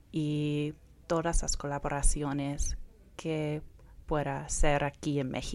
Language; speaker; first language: Spanish; non-native, fluent; English